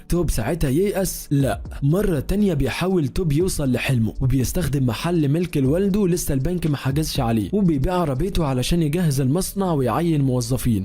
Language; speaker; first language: Arabic; native; Arabic